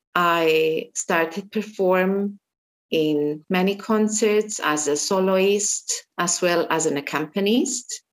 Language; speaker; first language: English; non-native, fluent; Armenian